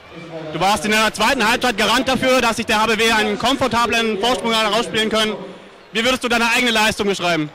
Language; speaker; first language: German; native; German